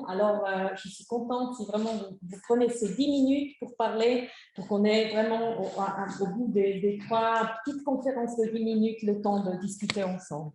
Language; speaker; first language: French; non-native, fluent; German